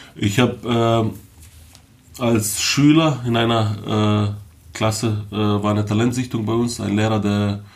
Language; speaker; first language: German; early bilingual, other home language; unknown